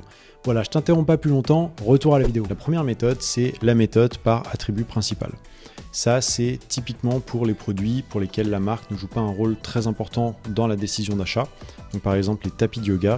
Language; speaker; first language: French; native; French